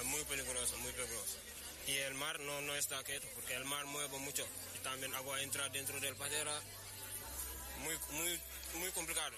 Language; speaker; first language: Spanish; non-native, learner; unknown